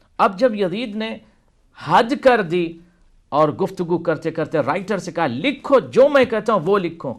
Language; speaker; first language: Urdu; native; Urdu